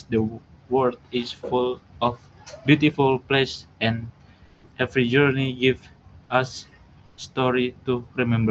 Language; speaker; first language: English; non-native, learner; Indonesian